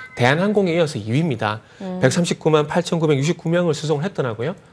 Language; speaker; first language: Korean; native; Korean